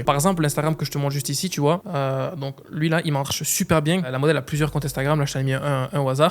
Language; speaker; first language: French; native; French